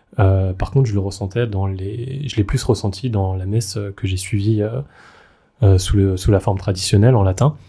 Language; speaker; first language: French; native; French